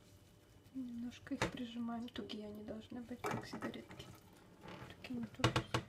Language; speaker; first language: Russian; non-native, learner; Turkish